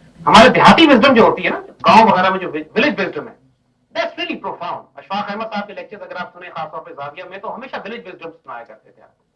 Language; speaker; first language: Urdu; native; Urdu